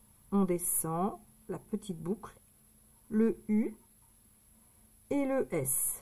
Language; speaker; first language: French; native; French